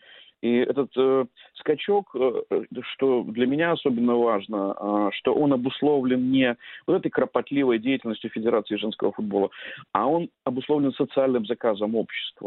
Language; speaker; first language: Russian; native; Russian